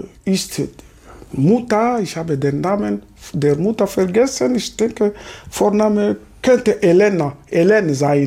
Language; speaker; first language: German; non-native, learner; Lingala